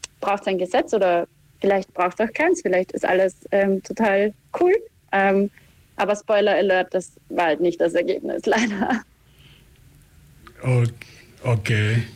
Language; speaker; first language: German; native; German